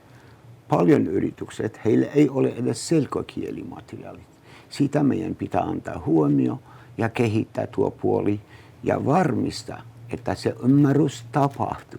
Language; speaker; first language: Finnish; non-native, learner; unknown